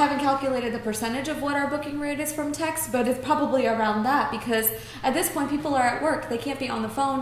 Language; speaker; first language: English; native; English